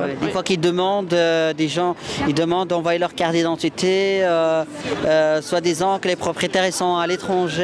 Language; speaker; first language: French; native; French